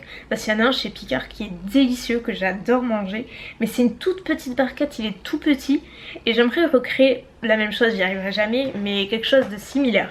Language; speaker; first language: French; native; French